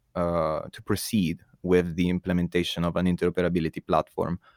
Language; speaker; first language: English; non-native, fluent; Italian